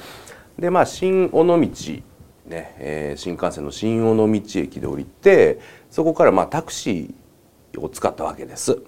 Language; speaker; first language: Japanese; native; Japanese